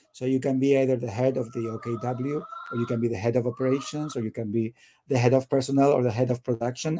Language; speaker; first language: English; non-native, fluent; Spanish